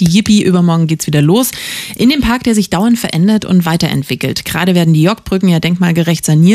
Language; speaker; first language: German; native; German